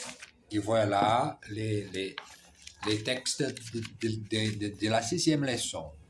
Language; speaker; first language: French; non-native, learner; Portuguese